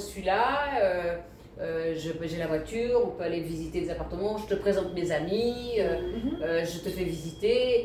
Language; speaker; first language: French; early bilingual, other home language; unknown